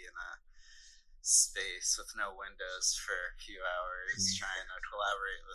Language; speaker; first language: English; native; English